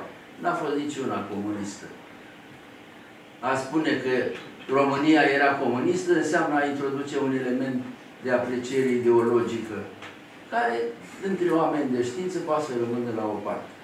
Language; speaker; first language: Romanian; native; Romanian